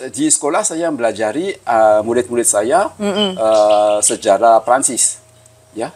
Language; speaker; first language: Indonesian; early bilingual, heritage; Javanese